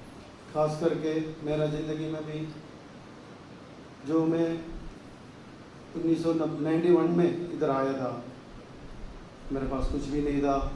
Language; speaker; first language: Hindi; non-native, local second language; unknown